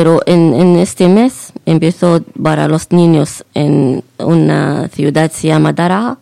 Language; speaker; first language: Spanish; non-native, fluent; Arabic